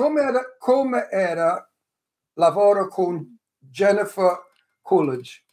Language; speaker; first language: Italian; early bilingual, heritage; English